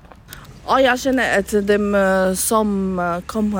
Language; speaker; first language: Swedish; non-native, learner; Arabic